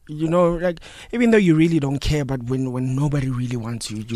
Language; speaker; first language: English; non-native, local second language; Northern Sotho